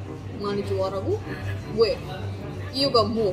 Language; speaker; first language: Korean; non-native, learner; Filipino